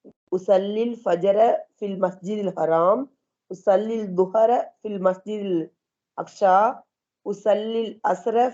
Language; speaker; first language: Arabic; non-native, learner; Tamil